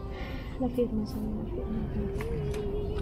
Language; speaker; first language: Italian; non-native, fluent; Indonesian